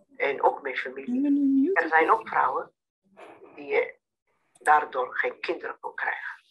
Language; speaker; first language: Dutch; non-native, learner; Somali